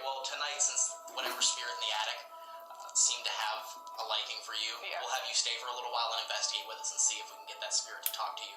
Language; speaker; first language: English; native; English